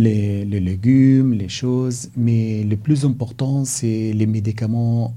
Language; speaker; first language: French; non-native, fluent; Arabic